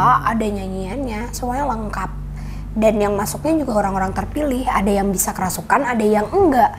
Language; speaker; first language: Indonesian; native; Indonesian